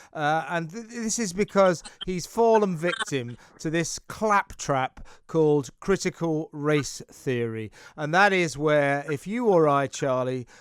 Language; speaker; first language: English; native; English